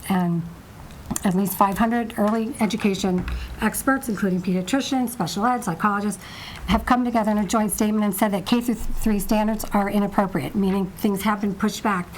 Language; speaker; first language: English; native; English